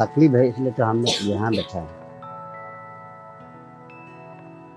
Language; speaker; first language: Hindi; non-native, local second language; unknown